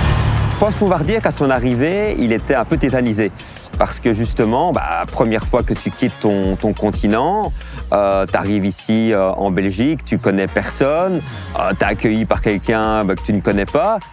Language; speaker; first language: French; native; French